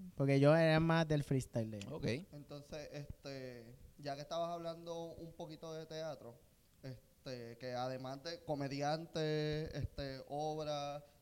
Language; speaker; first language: Spanish; native; Spanish